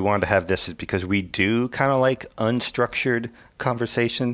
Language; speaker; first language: English; native; English